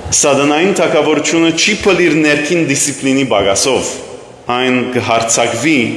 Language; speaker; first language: Armenian; early bilingual, heritage; Armenian